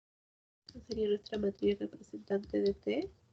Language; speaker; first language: Spanish; native; Spanish